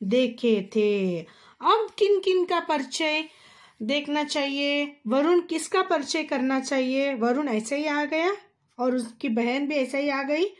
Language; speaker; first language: Hindi; non-native, local second language; Kannada